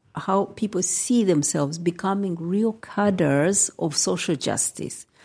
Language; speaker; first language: English; non-native, local second language; Nyankole